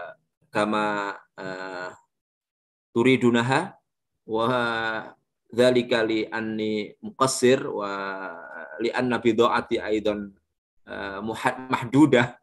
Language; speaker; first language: Arabic; non-native, fluent; Indonesian